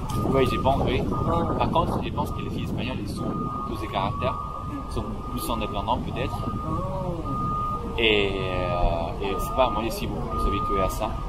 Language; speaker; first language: French; non-native, fluent; Spanish